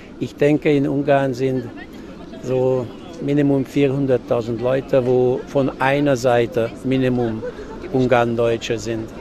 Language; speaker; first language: German; non-native, local second language; Hungarian